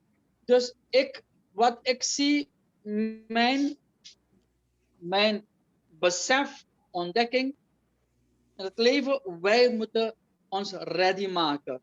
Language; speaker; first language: Dutch; non-native, local second language; Caribbean Hindustani